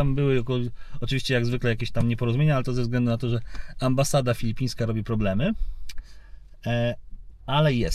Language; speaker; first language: Polish; native; Polish